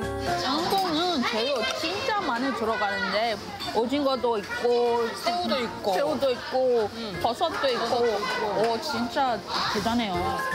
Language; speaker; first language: Korean; non-native, learner; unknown